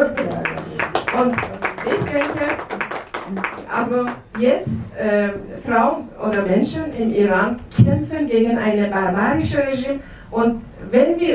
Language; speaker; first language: German; non-native, fluent; Persian